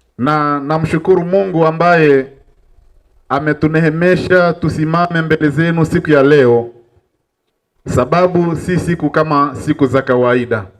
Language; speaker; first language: Swahili; non-native, local second language; Nande